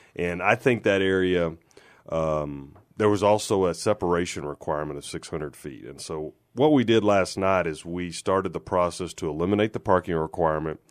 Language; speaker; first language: English; native; English